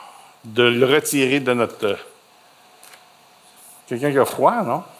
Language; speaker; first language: French; native; French